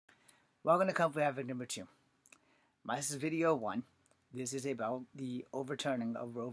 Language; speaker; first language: English; native; English